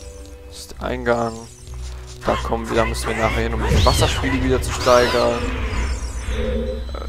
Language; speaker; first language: German; native; German